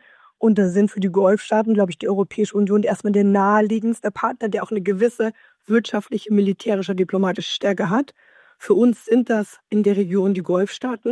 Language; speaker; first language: German; native; German